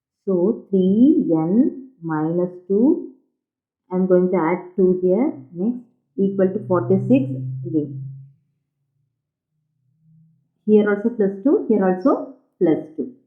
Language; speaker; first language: English; non-native, local second language; Tamil